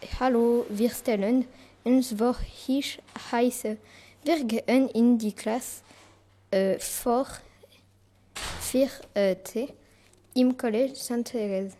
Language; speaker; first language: German; non-native, learner; French